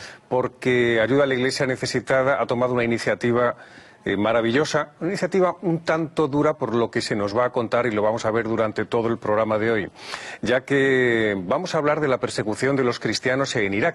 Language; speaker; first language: Spanish; native; Spanish